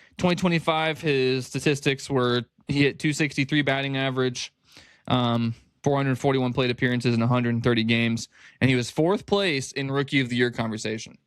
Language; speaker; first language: English; native; English